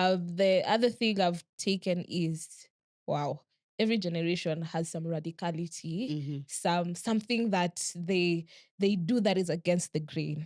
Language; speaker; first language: English; non-native, local second language; Swahili